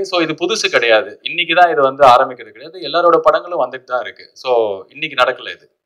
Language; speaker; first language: Tamil; native; Tamil